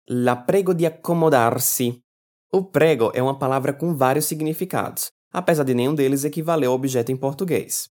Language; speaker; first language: Portuguese; native; Portuguese